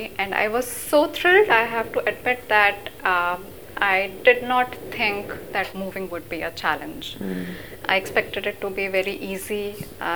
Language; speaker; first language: English; non-native, local second language; Hindi